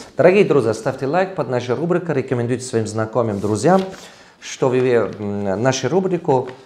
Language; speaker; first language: Russian; non-native, local second language; Tajik